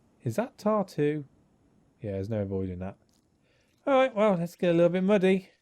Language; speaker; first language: English; native; English